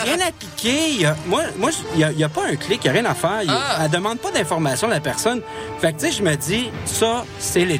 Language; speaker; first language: French; native; French